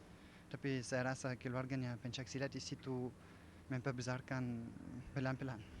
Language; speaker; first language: Indonesian; non-native, fluent; German